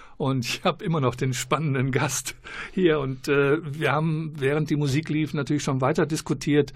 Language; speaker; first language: German; native; German